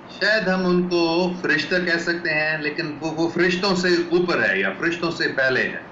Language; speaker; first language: Urdu; non-native, fluent; English